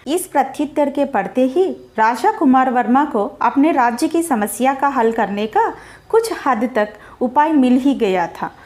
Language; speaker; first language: Hindi; non-native, local second language; Telugu